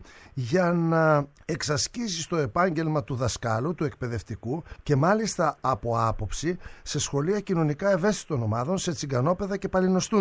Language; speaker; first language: Greek; native; Greek